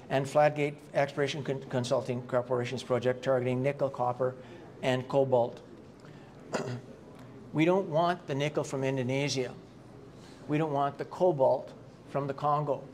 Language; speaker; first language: English; native; English